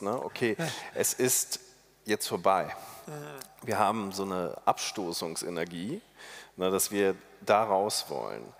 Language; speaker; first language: German; native; German